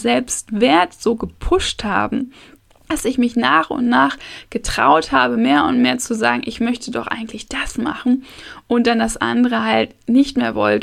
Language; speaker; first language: German; native; German